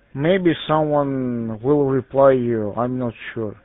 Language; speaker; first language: English; non-native, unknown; Russian